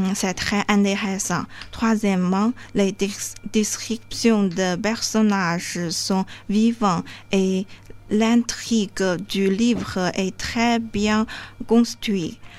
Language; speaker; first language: French; non-native, learner; Chinese